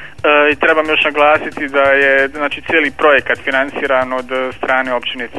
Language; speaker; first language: Croatian; native; Croatian